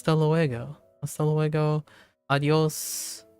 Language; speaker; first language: Spanish; non-native, learner; English